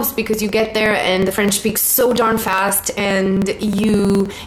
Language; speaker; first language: English; non-native, fluent; Romanian